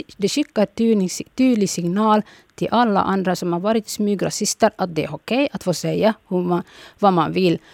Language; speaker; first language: Swedish; early bilingual, other home language; Somali